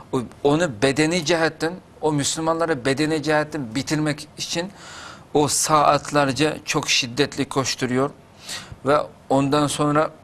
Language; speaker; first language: Turkish; non-native, fluent; Uyghur